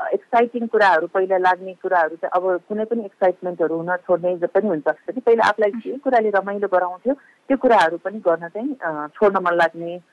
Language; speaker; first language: Nepali; native; Nepali